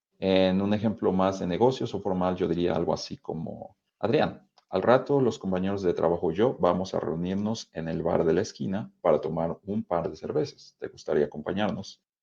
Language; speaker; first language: Spanish; native; Spanish